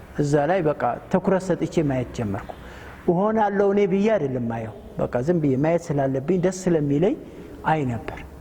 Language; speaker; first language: Amharic; non-native, local second language; Sebat Bet Gurage